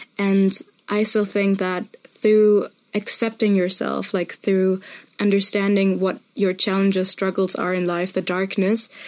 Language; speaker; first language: English; non-native, fluent; German